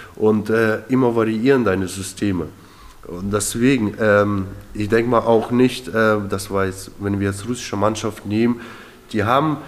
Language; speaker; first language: German; early bilingual, other home language; Russian